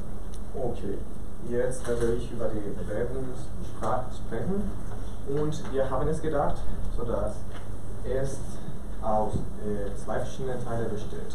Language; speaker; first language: German; non-native, learner; Spanish